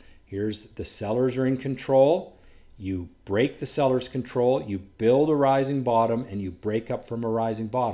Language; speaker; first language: English; native; English